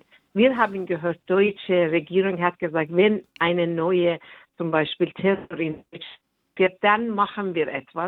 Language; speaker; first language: German; non-native, fluent; Persian